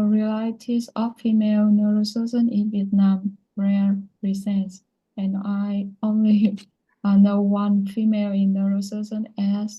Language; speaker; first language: English; non-native, learner; Vietnamese